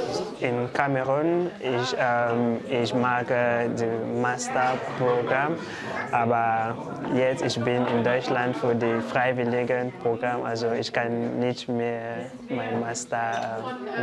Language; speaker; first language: German; non-native, learner; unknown